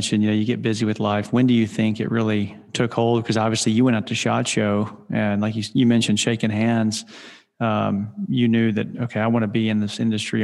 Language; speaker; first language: English; native; English